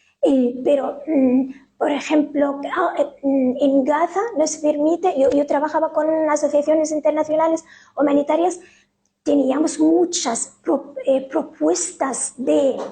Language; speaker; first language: Spanish; non-native, fluent; Arabic